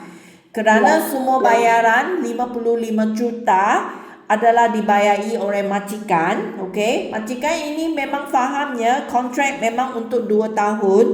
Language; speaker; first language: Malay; non-native, local second language; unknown